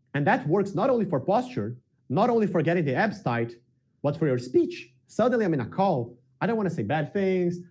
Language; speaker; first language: English; non-native, fluent; Portuguese